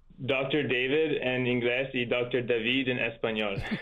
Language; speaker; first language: Spanish; non-native, learner; English